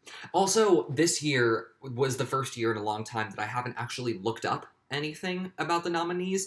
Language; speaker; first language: English; native; English